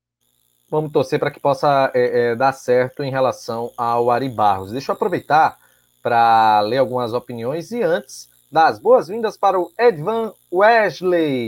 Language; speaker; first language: Portuguese; native; Portuguese